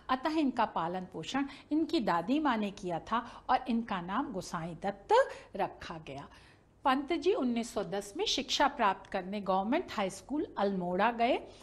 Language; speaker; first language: Hindi; native; Hindi